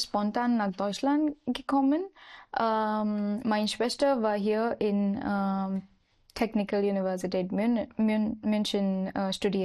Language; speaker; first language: German; non-native, learner; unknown